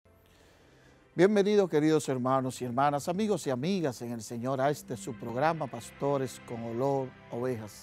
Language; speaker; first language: Spanish; native; Spanish